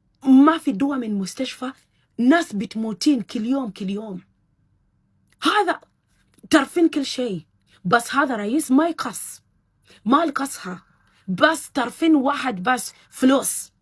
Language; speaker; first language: Arabic; non-native, learner; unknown